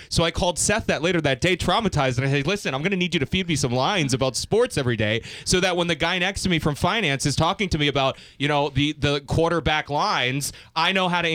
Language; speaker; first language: English; native; English